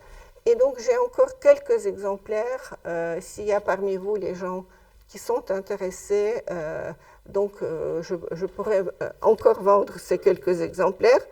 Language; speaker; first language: French; non-native, fluent; Russian